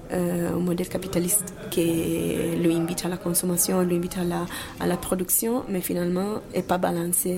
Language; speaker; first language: French; non-native, fluent; Italian